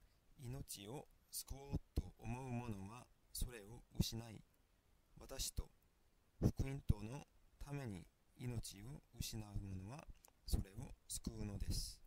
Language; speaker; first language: Japanese; non-native, fluent; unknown